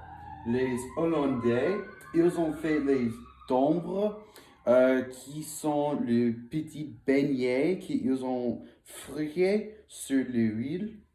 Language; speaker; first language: French; non-native, learner; English